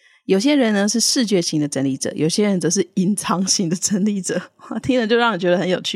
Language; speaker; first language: Chinese; native; Chinese